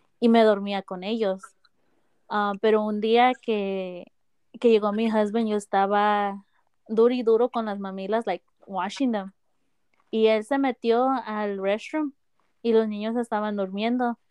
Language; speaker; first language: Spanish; early bilingual, heritage; Spanish